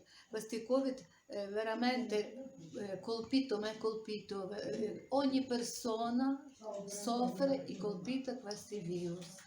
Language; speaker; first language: Italian; non-native, learner; Ukrainian